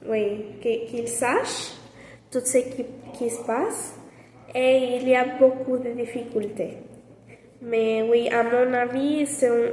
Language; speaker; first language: French; non-native, learner; Spanish